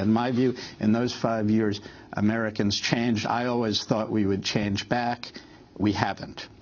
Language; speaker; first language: English; native; English